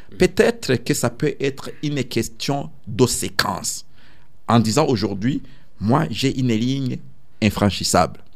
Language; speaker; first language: French; non-native, local second language; Rundi